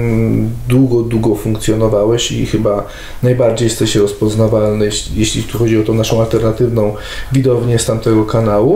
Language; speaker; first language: Polish; native; Polish